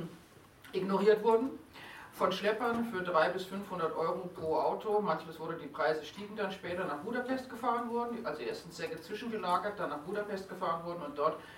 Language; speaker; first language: German; native; German